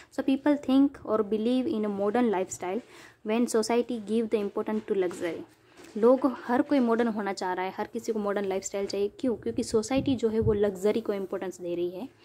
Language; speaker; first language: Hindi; non-native, local second language; Gujarati